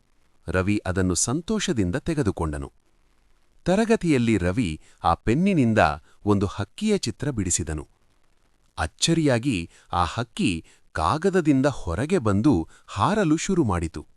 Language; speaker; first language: Kannada; native; Kannada